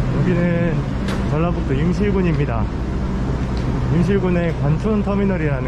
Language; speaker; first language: Korean; native; Korean